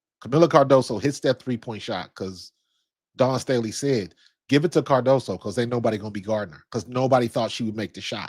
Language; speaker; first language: English; native; English